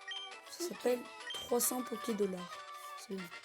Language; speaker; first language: French; native; French